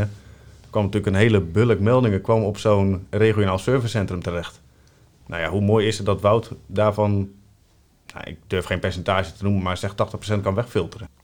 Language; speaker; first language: Dutch; native; Dutch